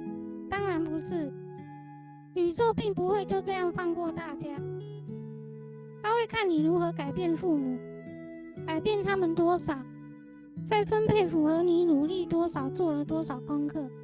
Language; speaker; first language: Chinese; native; Chinese